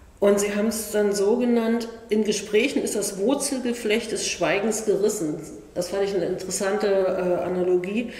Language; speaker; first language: German; native; German